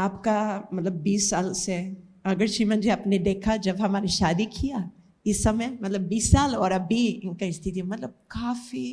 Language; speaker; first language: Hindi; non-native, learner; English